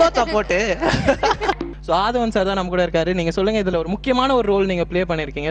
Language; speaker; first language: Tamil; native; Tamil